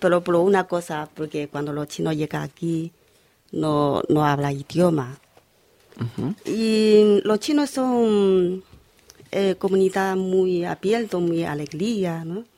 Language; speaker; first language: Spanish; non-native, learner; Chinese